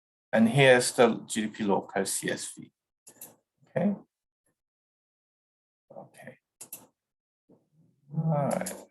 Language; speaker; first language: English; non-native, fluent; Korean